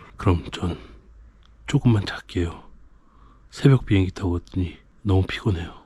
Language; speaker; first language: Korean; native; Korean